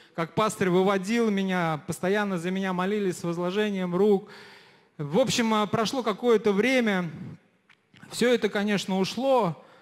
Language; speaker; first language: Russian; native; Russian